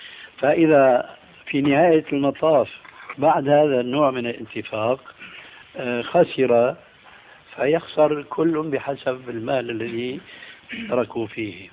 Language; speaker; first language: Arabic; early bilingual, other home language; Albanian